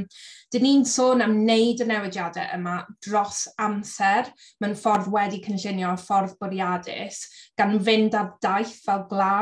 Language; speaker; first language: Welsh; native; Welsh